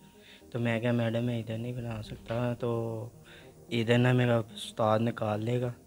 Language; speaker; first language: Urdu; non-native, local second language; Punjabi